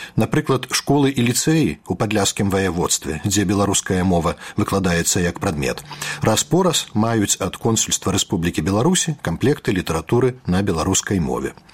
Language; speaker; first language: Belarusian; native; Belarusian